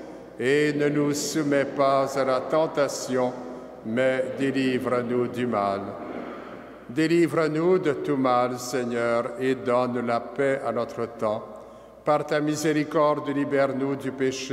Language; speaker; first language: French; native; French